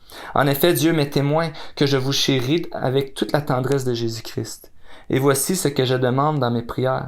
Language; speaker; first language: French; native; French